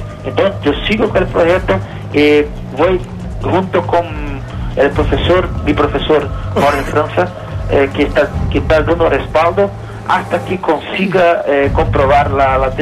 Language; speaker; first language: Spanish; non-native, learner; Portuguese